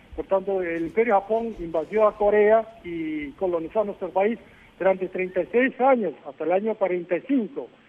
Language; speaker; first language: Spanish; non-native, fluent; Korean